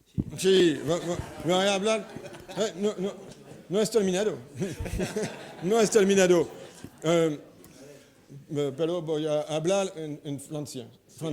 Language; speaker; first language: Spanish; non-native, learner; French